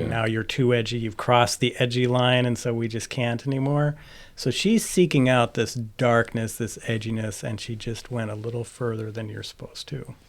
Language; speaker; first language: English; native; English